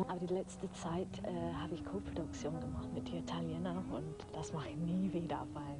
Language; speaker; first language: German; non-native, fluent; English